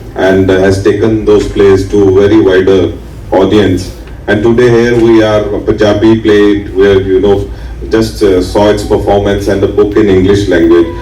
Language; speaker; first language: English; non-native, local second language; Punjabi